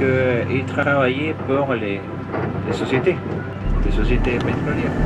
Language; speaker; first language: French; non-native, fluent; Spanish